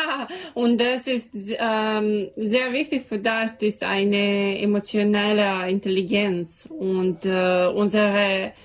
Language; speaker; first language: German; non-native, learner; Serbian